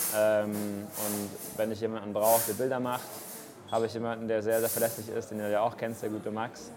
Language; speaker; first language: German; native; German